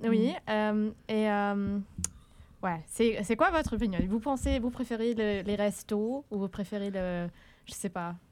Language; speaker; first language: French; non-native, fluent; German